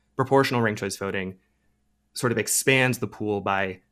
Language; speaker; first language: English; native; English